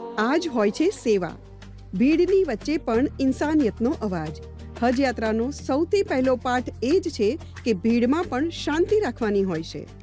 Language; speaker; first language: Gujarati; native; Gujarati